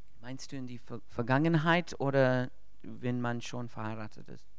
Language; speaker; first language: German; non-native, learner; English